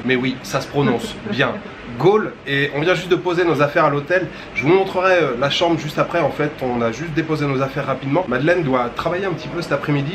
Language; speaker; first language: French; native; French